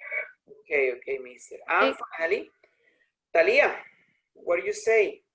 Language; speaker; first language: English; non-native, learner; Spanish